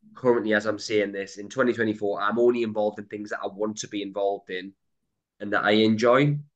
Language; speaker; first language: English; native; English